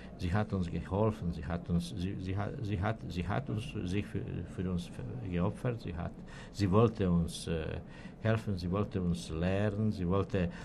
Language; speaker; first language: German; non-native, fluent; Serbian